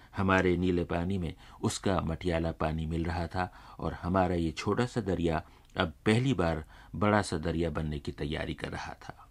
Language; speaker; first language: Urdu; native; Urdu